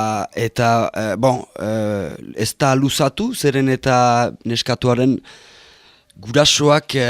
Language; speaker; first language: Basque; native; Basque